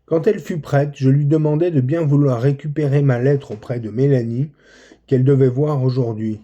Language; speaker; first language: French; native; French